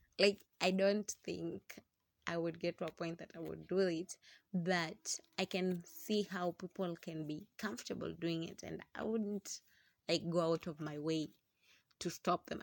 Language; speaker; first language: English; non-native, local second language; Swahili